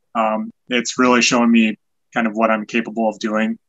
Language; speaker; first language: English; native; English